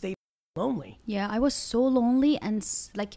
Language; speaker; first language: English; non-native, fluent; Arabic